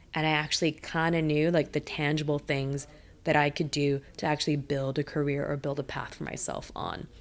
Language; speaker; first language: English; native; English